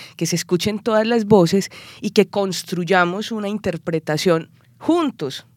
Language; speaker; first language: Spanish; native; Spanish